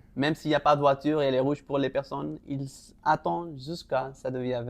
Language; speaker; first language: French; non-native, local second language; Arabic